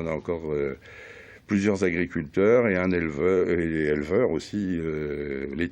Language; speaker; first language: French; native; French